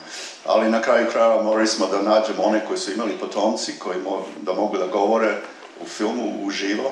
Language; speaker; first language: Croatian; early bilingual, heritage; Serbian